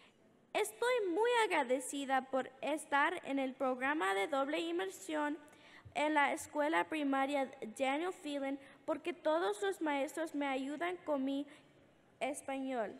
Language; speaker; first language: Spanish; early bilingual, heritage; English